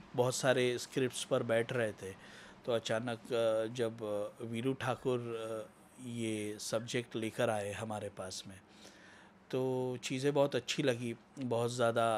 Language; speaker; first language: Hindi; non-native, local second language; Marathi